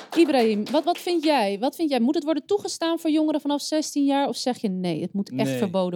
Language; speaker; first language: Dutch; native; Dutch